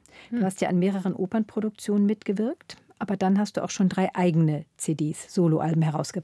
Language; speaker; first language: German; native; German